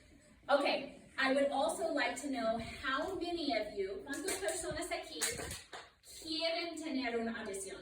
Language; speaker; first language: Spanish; non-native, learner; English